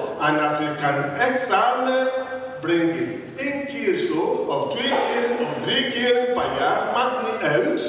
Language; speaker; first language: Dutch; non-native, learner; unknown